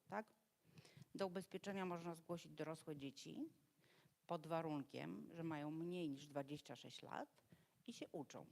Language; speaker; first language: Polish; native; Polish